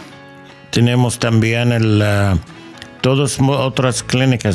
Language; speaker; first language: Spanish; non-native, learner; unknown